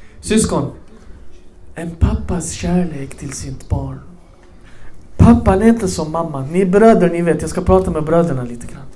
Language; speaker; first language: Swedish; early bilingual, other home language; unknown